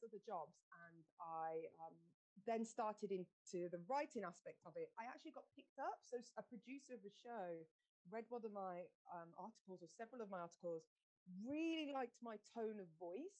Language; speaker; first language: English; native; English